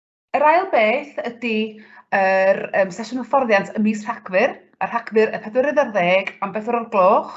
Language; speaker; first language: Welsh; native; Welsh